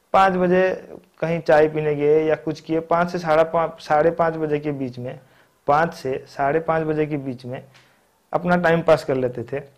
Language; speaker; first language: Hindi; non-native, local second language; Odia